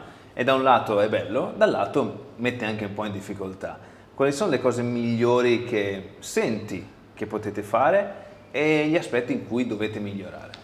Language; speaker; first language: Italian; native; Italian